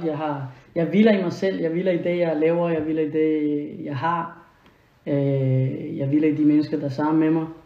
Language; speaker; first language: Danish; non-native, fluent; Spanish